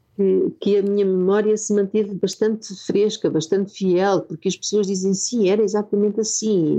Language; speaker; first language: Portuguese; native; Portuguese